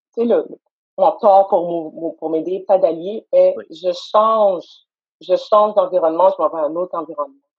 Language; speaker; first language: French; native; French